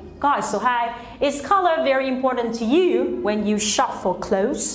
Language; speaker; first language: English; non-native, fluent; Vietnamese